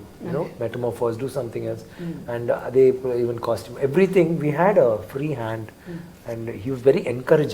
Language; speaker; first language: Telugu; non-native, learner; Tamil